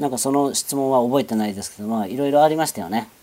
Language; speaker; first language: Japanese; native; Japanese